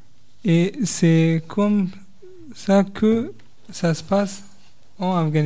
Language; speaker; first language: French; non-native, learner; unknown